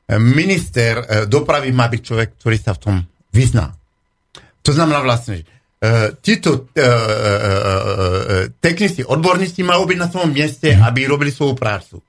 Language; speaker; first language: Slovak; non-native, fluent; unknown